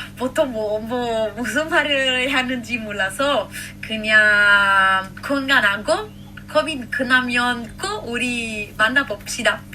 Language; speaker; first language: Korean; non-native, fluent; Italian